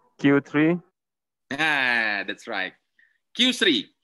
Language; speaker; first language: English; non-native, learner; Indonesian